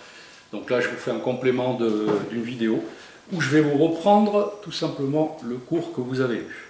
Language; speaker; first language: French; native; French